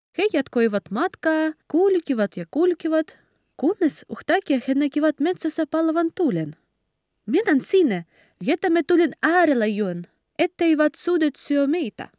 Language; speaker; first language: Finnish; non-native, learner; Ukrainian